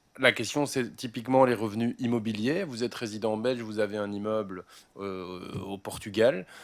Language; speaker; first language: French; native; French